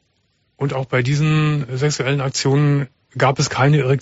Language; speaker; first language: German; native; German